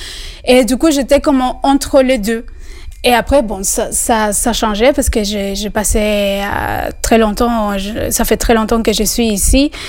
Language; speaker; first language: French; non-native, fluent; Spanish